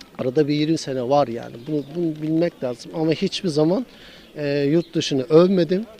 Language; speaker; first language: Turkish; native; Turkish